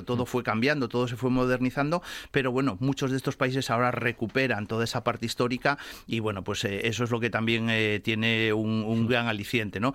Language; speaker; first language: Spanish; native; Spanish